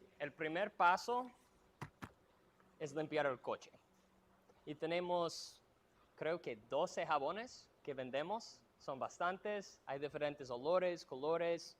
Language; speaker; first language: Spanish; non-native, fluent; English